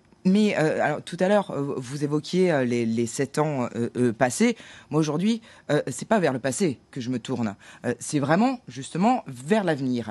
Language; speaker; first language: French; native; French